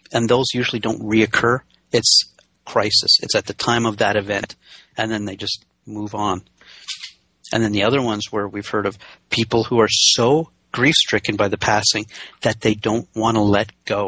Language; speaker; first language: English; native; English